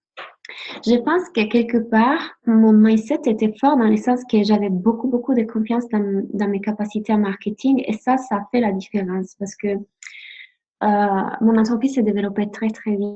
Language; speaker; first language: French; non-native, fluent; Italian